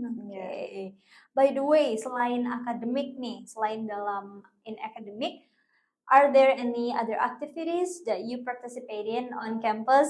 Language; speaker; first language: English; non-native, fluent; Indonesian